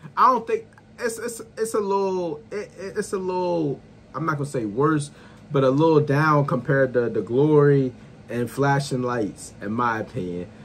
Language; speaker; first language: English; native; English